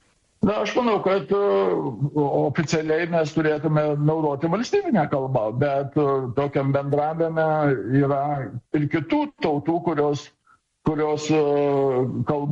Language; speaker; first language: Lithuanian; native; Lithuanian